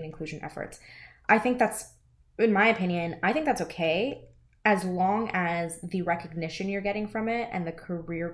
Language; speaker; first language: English; native; English